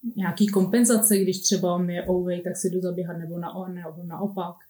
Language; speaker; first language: Czech; native; Czech